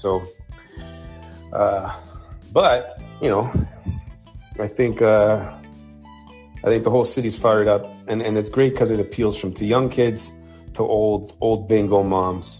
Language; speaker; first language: English; native; English